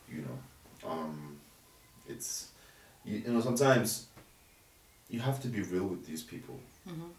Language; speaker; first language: English; non-native, local second language; Yoruba